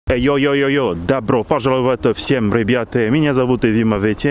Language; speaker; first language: Russian; non-native, learner; French